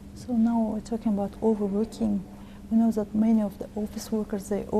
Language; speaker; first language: English; non-native, fluent; Kazakh